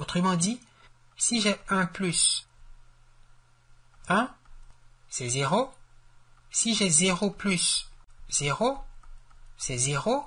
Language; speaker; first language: French; native; French